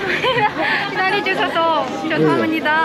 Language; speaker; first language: Korean; non-native, learner; Japanese